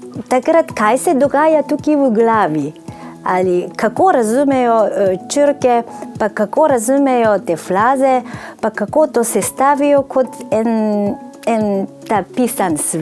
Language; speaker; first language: Slovenian; non-native, fluent; Japanese